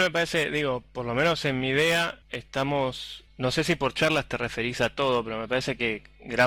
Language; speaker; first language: Spanish; native; Spanish